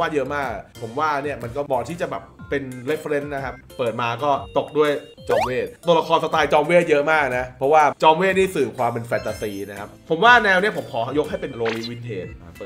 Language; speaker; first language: Thai; native; Thai